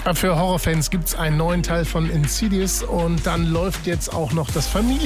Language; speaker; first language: German; native; German